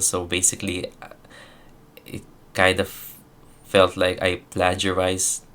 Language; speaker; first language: English; non-native, local second language; Filipino